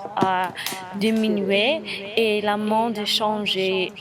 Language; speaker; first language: French; non-native, learner; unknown